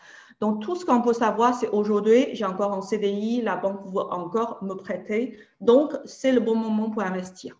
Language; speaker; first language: French; native; French